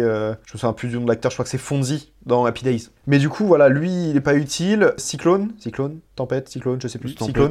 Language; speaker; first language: French; native; French